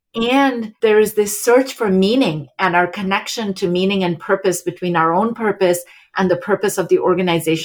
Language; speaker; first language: English; non-native, local second language; Hindi